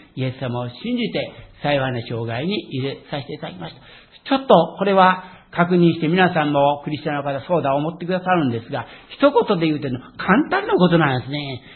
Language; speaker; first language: Japanese; native; Japanese